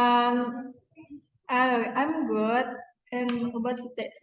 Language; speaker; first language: English; non-native, learner; Indonesian